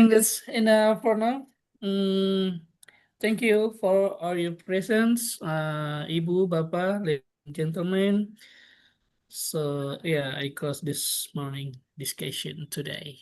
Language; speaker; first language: English; non-native, local second language; Indonesian